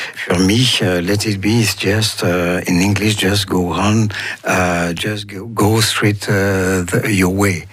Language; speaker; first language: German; non-native, local second language; French